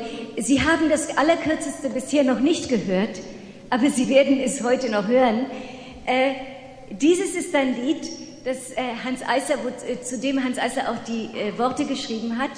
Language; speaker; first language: German; native; German